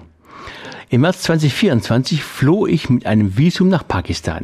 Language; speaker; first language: German; native; German